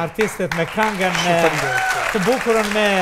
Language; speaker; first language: Albanian; native; Albanian